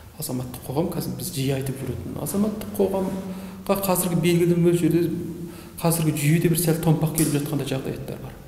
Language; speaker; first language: Kazakh; native; Kazakh